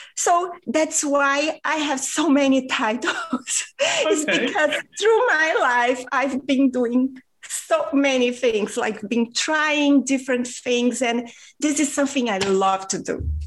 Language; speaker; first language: English; non-native, fluent; Portuguese